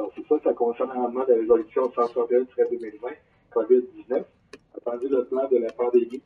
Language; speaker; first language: French; native; French